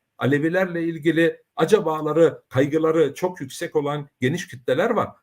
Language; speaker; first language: Turkish; early bilingual, heritage; Turkish